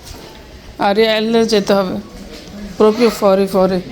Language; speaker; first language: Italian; non-native, learner; Bangla